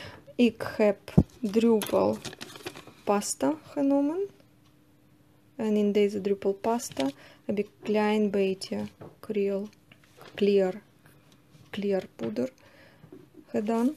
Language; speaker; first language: Dutch; non-native, learner; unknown